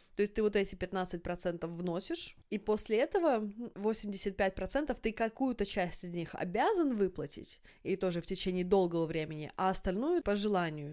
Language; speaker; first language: Russian; native; Russian